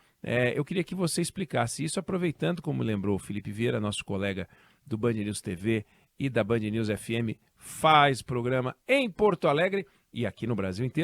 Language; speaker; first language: Portuguese; native; Portuguese